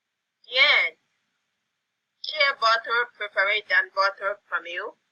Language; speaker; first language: French; non-native, learner; English